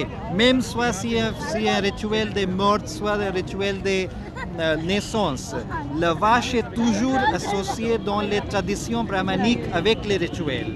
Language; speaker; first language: French; non-native, fluent; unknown